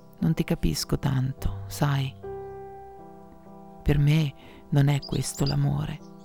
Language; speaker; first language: Italian; native; Italian